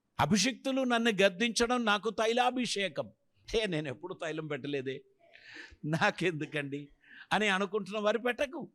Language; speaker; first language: Telugu; non-native, fluent; Malayalam